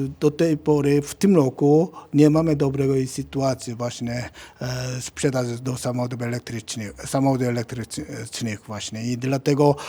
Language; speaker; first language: Polish; non-native, learner; Korean